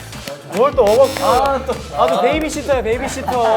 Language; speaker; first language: Korean; native; Korean